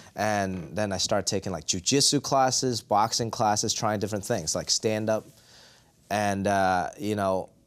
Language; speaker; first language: English; non-native, local second language; Cantonese